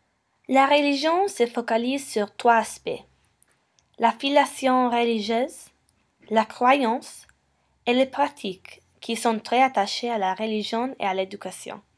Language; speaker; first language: French; non-native, learner; English